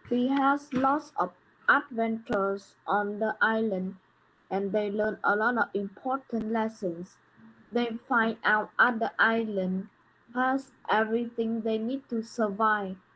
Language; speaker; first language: English; non-native, learner; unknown